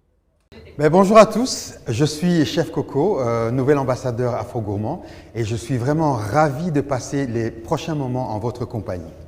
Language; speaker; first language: French; native; French